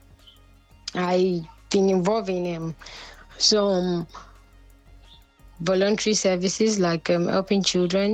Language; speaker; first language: English; non-native, local second language; Yoruba